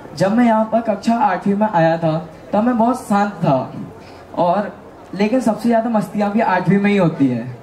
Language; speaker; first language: Hindi; native; Hindi